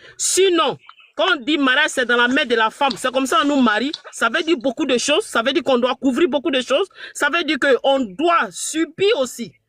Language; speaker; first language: French; non-native, local second language; Mandingo